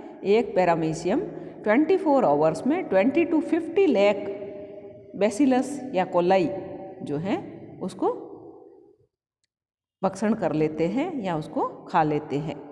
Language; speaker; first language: Hindi; native; Hindi